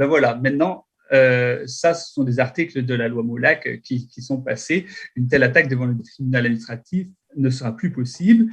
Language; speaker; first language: French; native; French